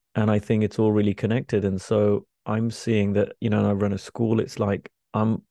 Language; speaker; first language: English; native; English